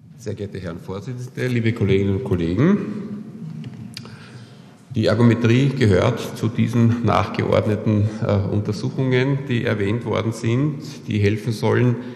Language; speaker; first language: German; native; German